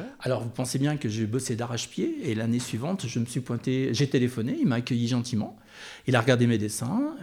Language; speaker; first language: French; native; French